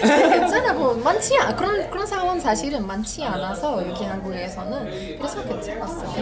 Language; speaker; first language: Korean; non-native, learner; Arabic